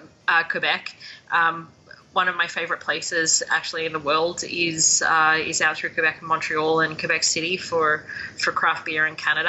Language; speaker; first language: English; native; English